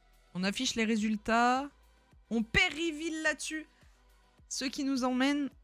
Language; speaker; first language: French; native; French